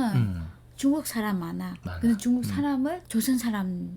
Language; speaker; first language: Korean; non-native, learner; Vietnamese